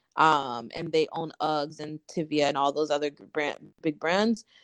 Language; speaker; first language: English; native; English